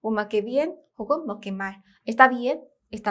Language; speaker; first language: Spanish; non-native, fluent; Korean